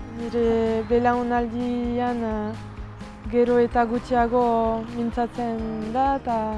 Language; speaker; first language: Basque; non-native, local second language; French